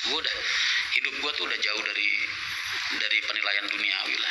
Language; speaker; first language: Indonesian; native; Indonesian